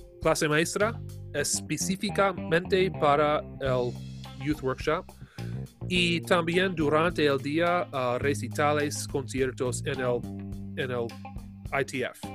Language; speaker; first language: Spanish; non-native, learner; English